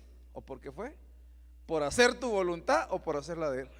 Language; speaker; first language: Spanish; native; Spanish